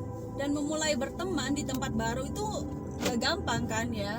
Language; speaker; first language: Indonesian; native; Indonesian